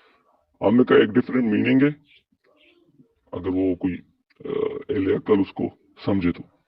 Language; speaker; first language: Urdu; native; Urdu